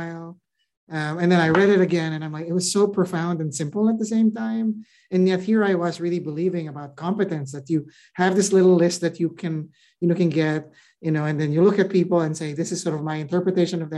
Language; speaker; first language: English; non-native, local second language; Filipino